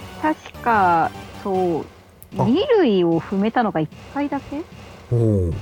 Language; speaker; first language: Japanese; native; Japanese